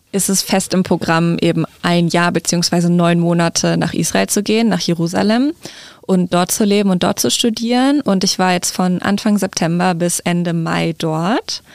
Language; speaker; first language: German; native; German